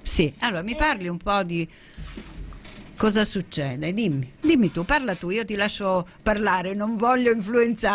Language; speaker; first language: Italian; native; Italian